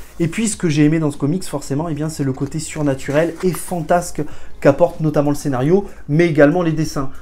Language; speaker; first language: French; native; French